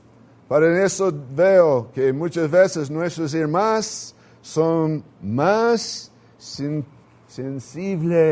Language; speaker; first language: Portuguese; non-native, learner; Spanish